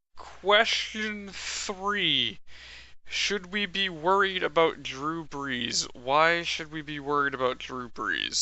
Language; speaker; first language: English; native; English